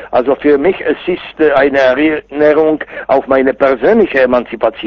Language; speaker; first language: German; non-native, fluent; Czech